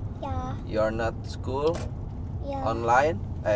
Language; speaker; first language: English; non-native, fluent; Indonesian